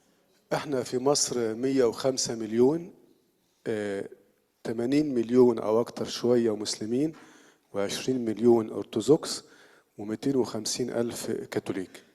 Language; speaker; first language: Arabic; native; Arabic